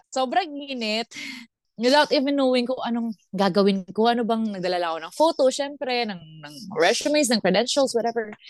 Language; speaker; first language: Filipino; non-native, local second language; Cebuano